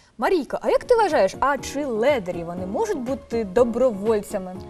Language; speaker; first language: Ukrainian; native; Ukrainian